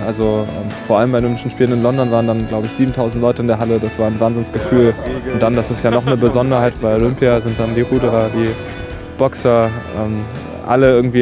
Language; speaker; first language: German; native; German